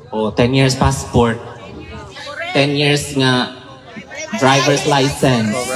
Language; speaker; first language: English; non-native, local second language; Cebuano